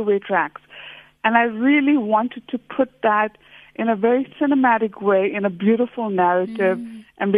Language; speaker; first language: English; native; English